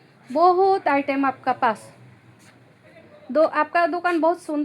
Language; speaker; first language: Hindi; non-native, learner; Bangla